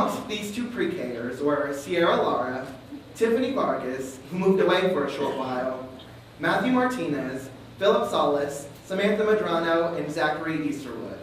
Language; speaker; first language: English; native; English